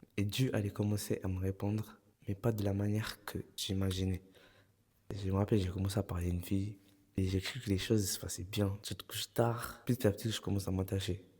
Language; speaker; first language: French; early bilingual, other home language; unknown